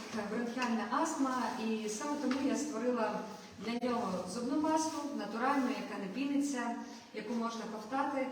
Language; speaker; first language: Ukrainian; non-native, local second language; Russian